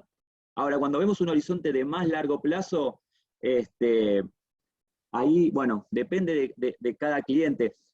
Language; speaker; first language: Spanish; native; Spanish